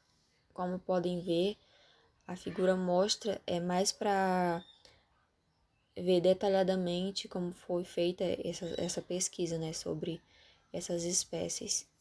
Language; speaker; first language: Portuguese; native; Portuguese